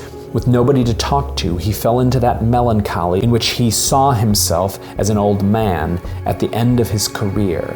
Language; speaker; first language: English; native; English